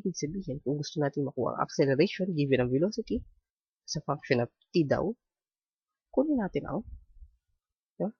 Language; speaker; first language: Filipino; native; Filipino